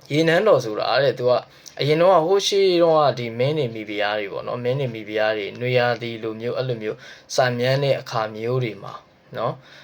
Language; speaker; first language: Burmese; native; Burmese